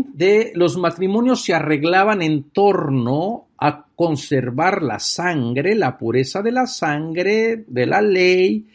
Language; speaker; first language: Spanish; native; Spanish